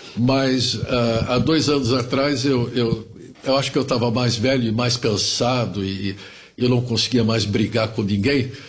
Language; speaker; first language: Portuguese; early bilingual, other home language; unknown